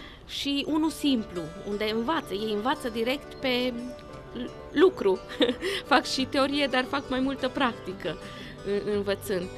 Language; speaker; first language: Romanian; non-native, local second language; German